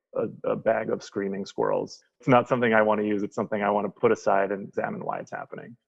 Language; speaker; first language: English; native; English